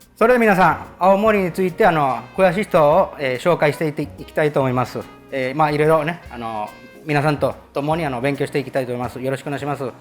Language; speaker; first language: Japanese; early bilingual, heritage; Spanish